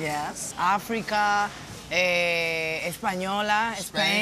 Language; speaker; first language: English; non-native, learner; Spanish